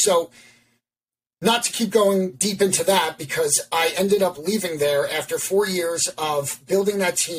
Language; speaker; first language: English; native; English